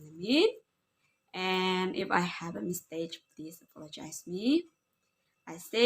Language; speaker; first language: English; non-native, learner; Indonesian